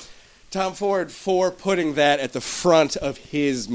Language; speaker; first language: English; native; English